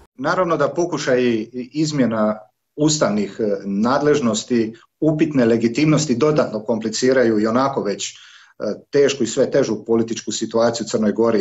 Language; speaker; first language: Serbian; native; Serbian